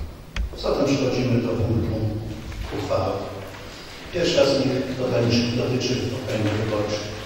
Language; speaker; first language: Polish; native; Polish